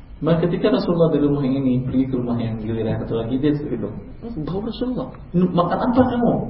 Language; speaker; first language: Indonesian; non-native, local second language; Minangkabau